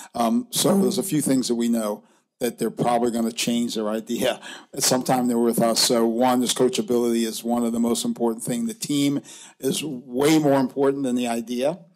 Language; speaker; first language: English; native; English